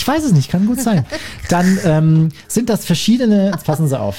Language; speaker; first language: German; native; German